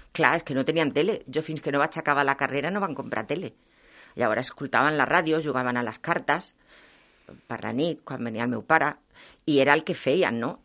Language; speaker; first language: Catalan; non-native, local second language; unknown